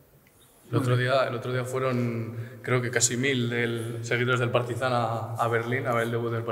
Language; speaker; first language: Spanish; native; Spanish